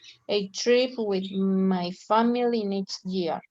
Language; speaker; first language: English; non-native, learner; Spanish